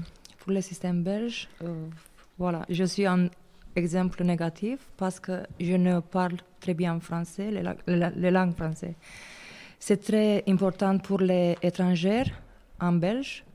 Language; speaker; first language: French; non-native, learner; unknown